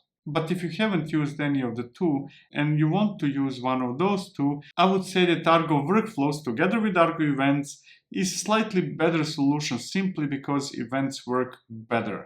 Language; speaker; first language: English; non-native, fluent; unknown